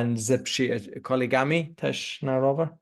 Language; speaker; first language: Polish; non-native, learner; English